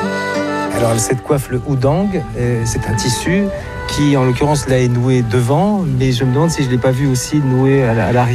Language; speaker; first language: French; native; French